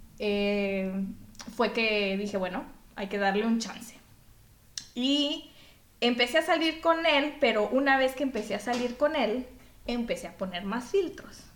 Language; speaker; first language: Spanish; native; Spanish